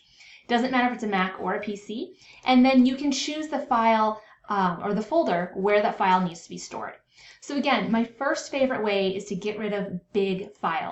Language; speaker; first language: English; native; English